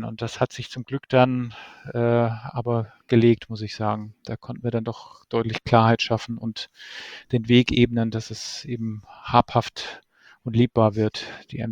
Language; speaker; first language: German; native; German